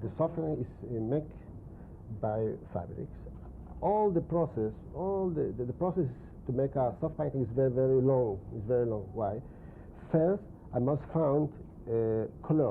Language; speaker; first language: English; non-native, learner; Spanish